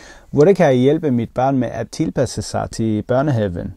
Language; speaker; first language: Danish; non-native, fluent; Persian